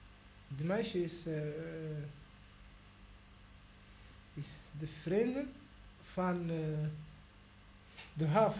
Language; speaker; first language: Dutch; non-native, learner; Arabic